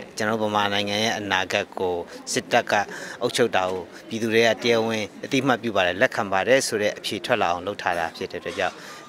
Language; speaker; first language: Burmese; native; Burmese